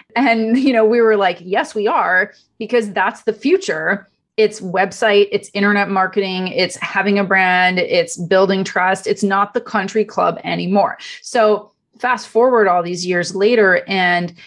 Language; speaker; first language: English; non-native, fluent; Italian